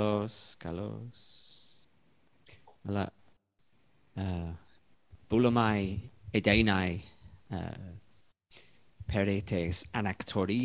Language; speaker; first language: Greek; non-native, learner; English